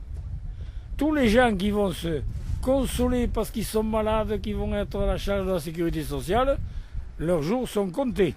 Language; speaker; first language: French; native; French